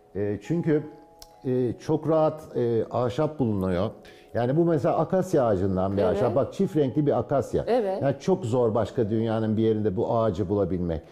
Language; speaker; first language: Turkish; native; Turkish